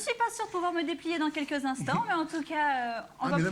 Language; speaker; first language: French; native; French